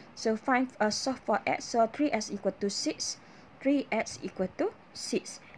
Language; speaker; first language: English; non-native, local second language; Malay